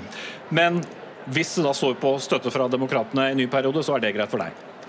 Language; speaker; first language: Norwegian; native; Norwegian